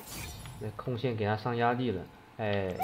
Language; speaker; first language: Chinese; native; Chinese